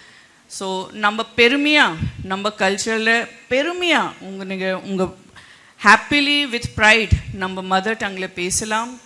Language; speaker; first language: Tamil; non-native, local second language; Gujarati